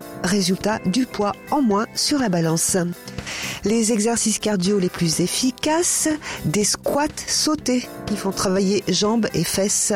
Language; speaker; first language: French; native; French